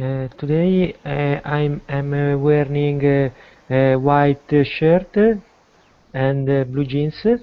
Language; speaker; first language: English; non-native, learner; Italian